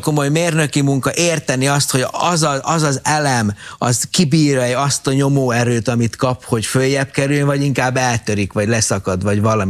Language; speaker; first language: Hungarian; native; Hungarian